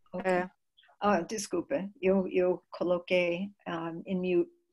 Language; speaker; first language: Portuguese; non-native, fluent; English